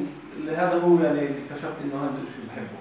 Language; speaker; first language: Arabic; native; Arabic